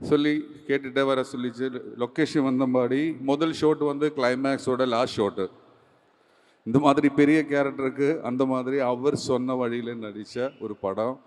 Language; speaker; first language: Tamil; non-native, learner; Malayalam